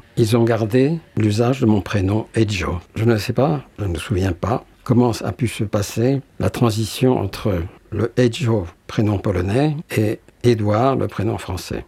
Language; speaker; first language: French; early bilingual, other home language; Polish